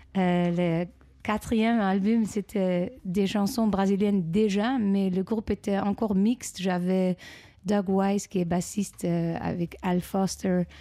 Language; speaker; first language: French; non-native, fluent; Dutch